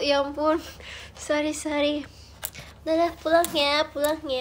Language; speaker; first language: Indonesian; native; Indonesian